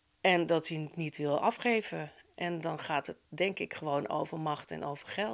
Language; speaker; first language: Dutch; native; Dutch